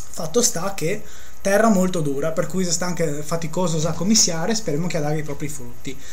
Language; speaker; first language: Italian; non-native, local second language; Venetian